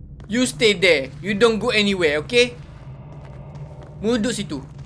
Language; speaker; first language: English; non-native, local second language; Malay